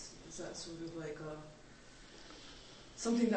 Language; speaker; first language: English; native; English